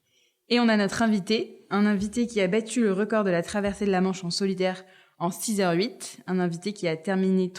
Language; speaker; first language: French; native; French